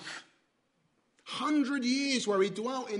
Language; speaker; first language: English; native; English